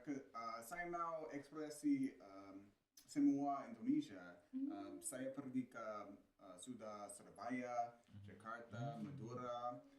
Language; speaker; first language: Indonesian; non-native, learner; English